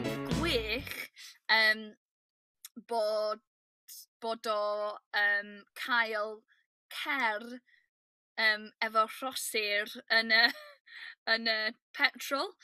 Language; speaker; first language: Welsh; non-native, learner; English